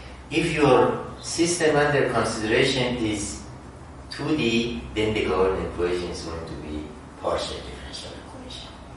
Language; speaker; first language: English; non-native, fluent; Persian